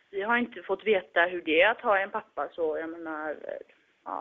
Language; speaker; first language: Swedish; early bilingual, other home language; Tigrinya